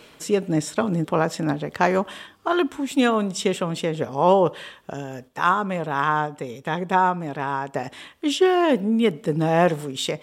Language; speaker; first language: Polish; non-native, fluent; Chinese